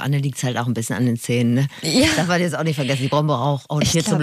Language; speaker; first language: German; native; German